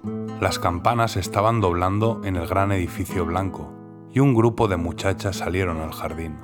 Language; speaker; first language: Spanish; native; Spanish